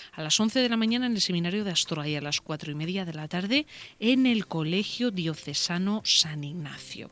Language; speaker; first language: Spanish; native; Spanish